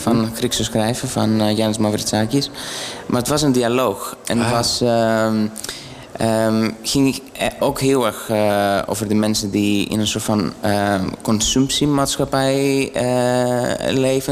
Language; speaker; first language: Dutch; non-native, fluent; Greek